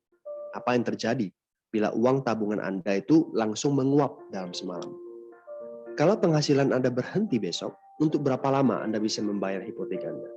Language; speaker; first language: Indonesian; native; Indonesian